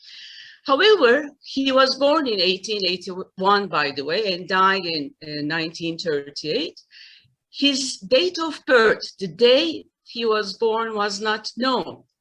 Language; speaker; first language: English; non-native, fluent; Turkish